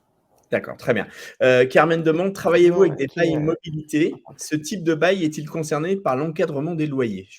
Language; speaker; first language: French; native; French